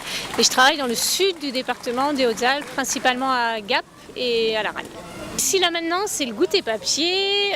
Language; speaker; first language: French; native; French